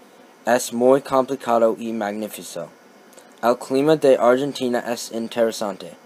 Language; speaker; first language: Spanish; non-native, learner; English